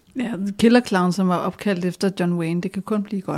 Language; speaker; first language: Danish; native; Danish